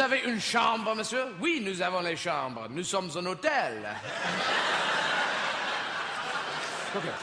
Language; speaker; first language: French; non-native, learner; English